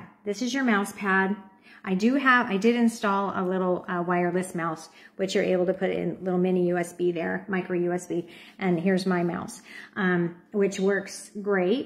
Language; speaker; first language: English; native; English